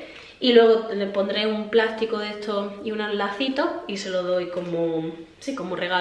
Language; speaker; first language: Spanish; native; Spanish